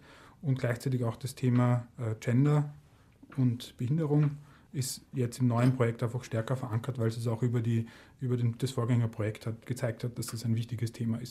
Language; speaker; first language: German; native; German